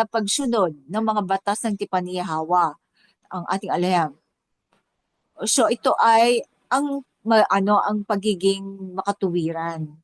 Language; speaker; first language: Filipino; native; Filipino